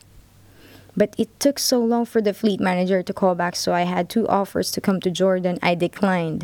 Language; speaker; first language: English; non-native, local second language; Filipino